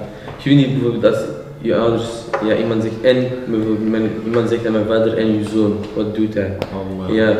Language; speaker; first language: Dutch; non-native, local second language; French